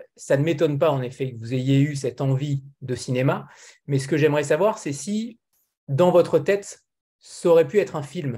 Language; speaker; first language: French; native; French